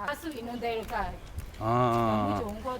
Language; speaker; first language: Korean; non-native, learner; Burmese